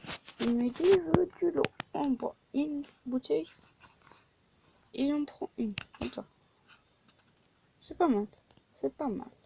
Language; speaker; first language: French; non-native, learner; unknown